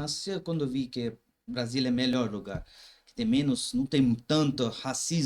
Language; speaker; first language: Portuguese; non-native, learner; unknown